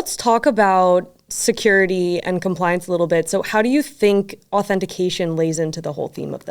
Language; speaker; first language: English; native; English